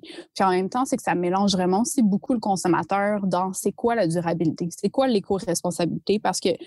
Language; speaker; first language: French; native; French